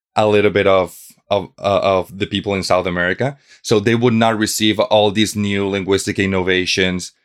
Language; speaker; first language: English; non-native, fluent; Spanish